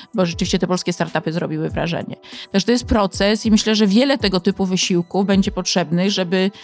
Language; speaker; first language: Polish; native; Polish